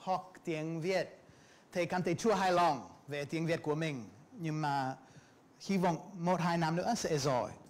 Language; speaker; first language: Vietnamese; non-native, learner; English